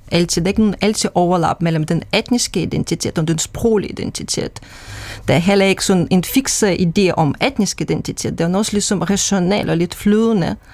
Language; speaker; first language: Danish; non-native, fluent; Russian